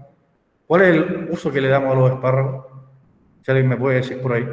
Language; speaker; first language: Spanish; native; Spanish